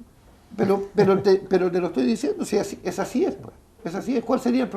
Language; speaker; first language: Spanish; native; Spanish